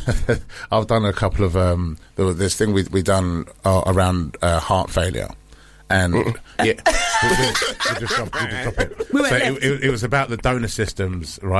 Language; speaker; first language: English; native; English